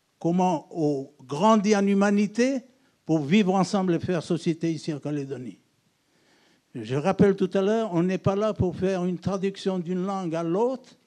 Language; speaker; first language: French; non-native, local second language; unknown